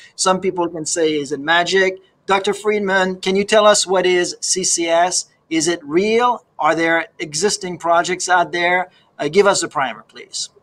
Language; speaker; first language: English; native; English